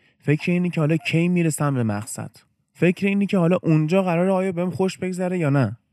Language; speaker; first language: Persian; native; Persian